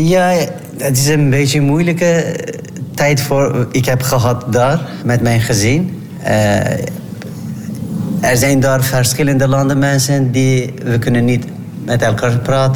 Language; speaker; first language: Dutch; non-native, learner; Turkish